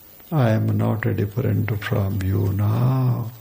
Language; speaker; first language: English; non-native, local second language; Kannada